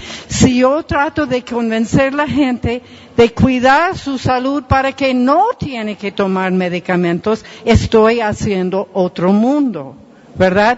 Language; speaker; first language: Spanish; non-native, fluent; English